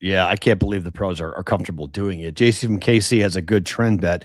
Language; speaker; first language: English; native; English